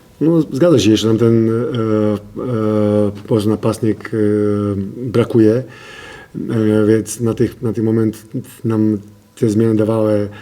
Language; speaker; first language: Polish; non-native, fluent; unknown